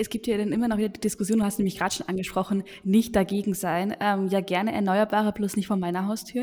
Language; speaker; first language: German; native; German